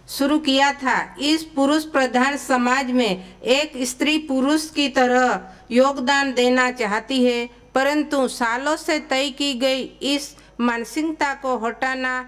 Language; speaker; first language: Hindi; non-native, local second language; Gujarati